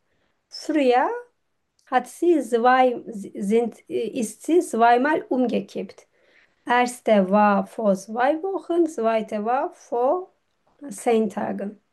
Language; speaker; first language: German; non-native, learner; Turkish